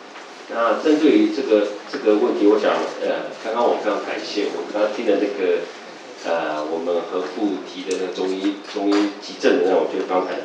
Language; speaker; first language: Chinese; native; Chinese